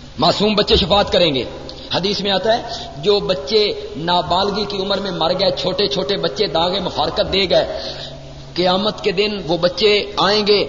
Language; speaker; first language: Urdu; non-native, local second language; Punjabi